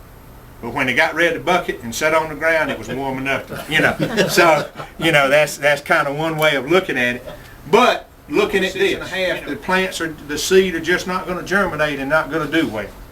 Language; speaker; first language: English; native; English